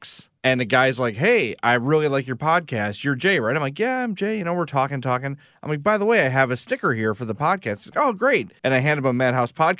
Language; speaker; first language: English; native; English